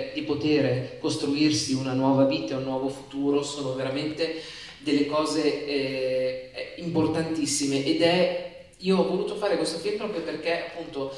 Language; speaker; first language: Italian; native; Italian